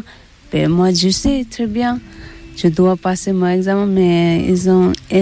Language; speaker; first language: French; non-native, learner; Tibetan